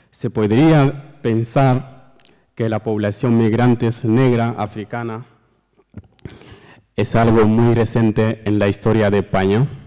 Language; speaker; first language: Spanish; non-native, learner; Fula